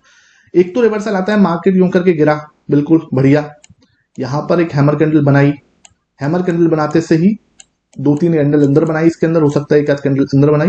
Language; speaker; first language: Hindi; native; Hindi